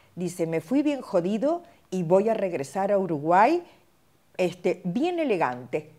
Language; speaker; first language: Spanish; native; Spanish